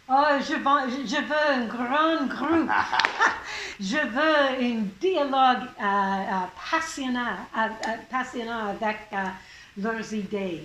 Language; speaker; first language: French; non-native, local second language; English